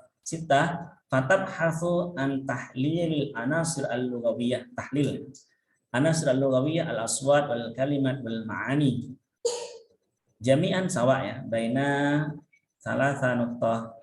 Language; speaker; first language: Arabic; non-native, fluent; Indonesian